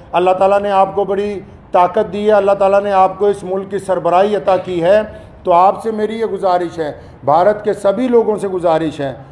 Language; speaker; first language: Hindi; native; Hindi